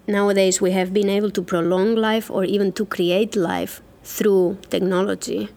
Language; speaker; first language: English; non-native, fluent; Catalan